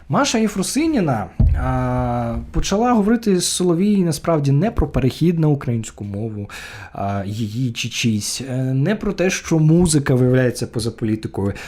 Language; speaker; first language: Ukrainian; non-native, local second language; Russian